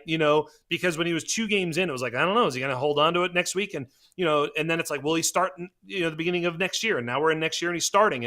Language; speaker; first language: English; native; English